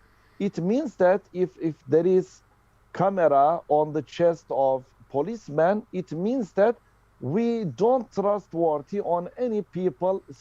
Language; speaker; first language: English; non-native, learner; Turkish